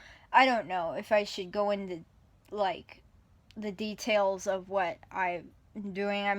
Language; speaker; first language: English; native; English